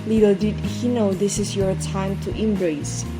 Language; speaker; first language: English; non-native, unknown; Indonesian